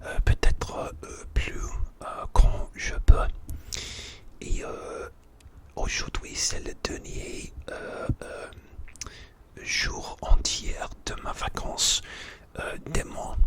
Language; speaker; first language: French; non-native, learner; English